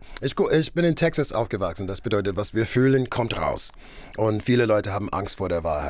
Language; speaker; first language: German; non-native, fluent; English